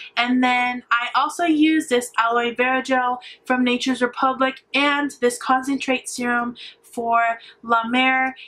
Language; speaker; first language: English; native; English